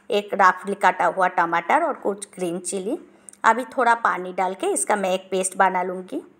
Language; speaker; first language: Hindi; non-native, local second language; Bangla